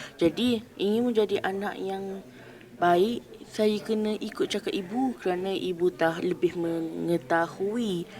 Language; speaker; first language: Malay; native; Malay